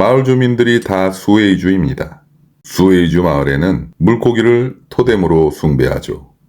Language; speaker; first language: Korean; native; Korean